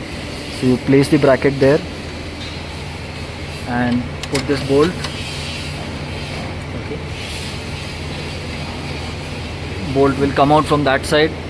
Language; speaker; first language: English; non-native, local second language; Hindi